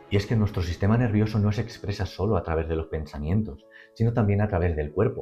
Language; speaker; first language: Spanish; native; Spanish